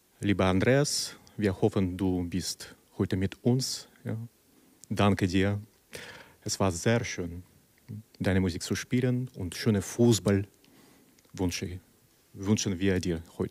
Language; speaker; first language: German; non-native, fluent; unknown